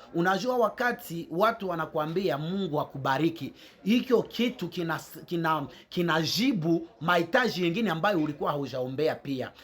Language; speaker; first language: Swahili; native; Swahili